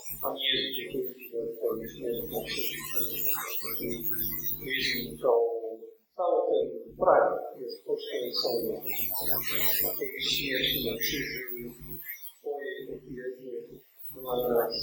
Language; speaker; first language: Polish; non-native, learner; English